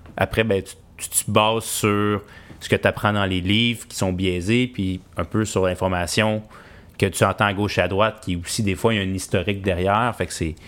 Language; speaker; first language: French; native; French